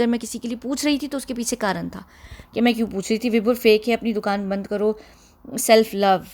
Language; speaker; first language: Urdu; early bilingual, heritage; Hindi